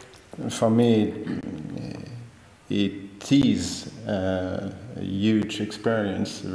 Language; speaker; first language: English; non-native, fluent; French